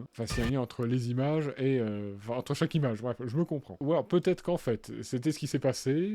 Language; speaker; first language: French; native; French